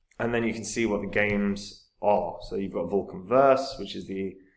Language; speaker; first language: English; native; English